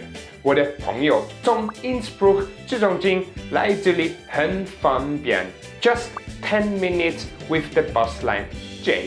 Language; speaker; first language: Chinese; non-native, learner; German